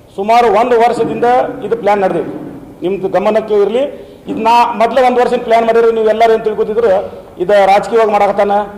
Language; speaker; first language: Kannada; non-native, local second language; Urdu